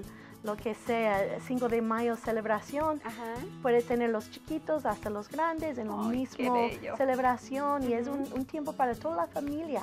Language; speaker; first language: Spanish; non-native, learner; English